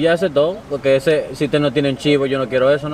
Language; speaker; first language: Spanish; early bilingual, heritage; Spanish